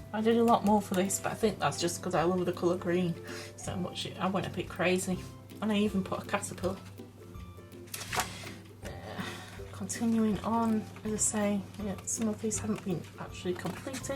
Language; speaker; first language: English; native; English